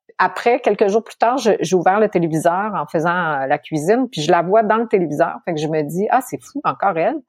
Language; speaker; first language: French; native; French